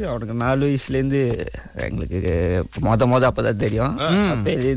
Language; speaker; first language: Tamil; native; Tamil